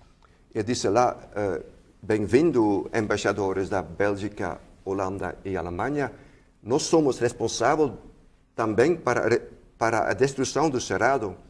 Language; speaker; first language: Portuguese; non-native, fluent; Dutch